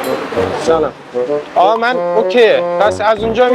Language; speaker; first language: Persian; native; Persian